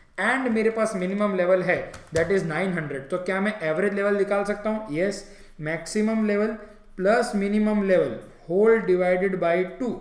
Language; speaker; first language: Hindi; native; Hindi